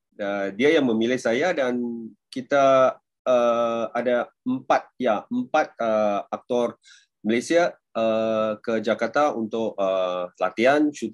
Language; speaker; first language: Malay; non-native, local second language; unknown